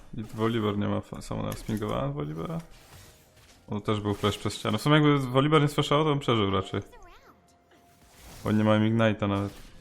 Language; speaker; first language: Polish; native; Polish